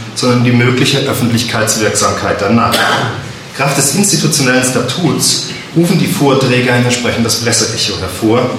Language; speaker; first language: German; native; German